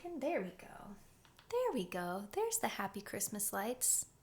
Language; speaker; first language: English; native; English